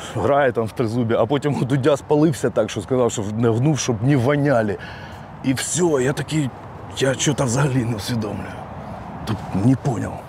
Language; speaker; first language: Ukrainian; non-native, local second language; Russian